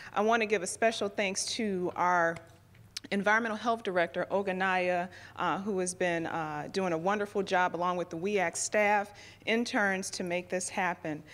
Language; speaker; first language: English; native; English